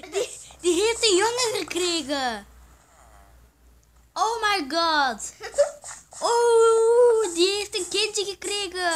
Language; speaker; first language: Dutch; early bilingual, other home language; Turkish